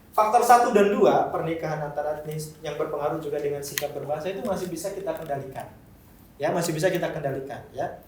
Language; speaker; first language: Indonesian; non-native, local second language; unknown